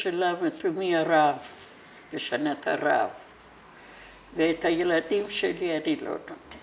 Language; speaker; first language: Hebrew; non-native, fluent; Persian